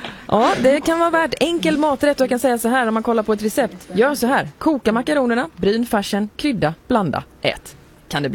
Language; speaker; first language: Swedish; native; Swedish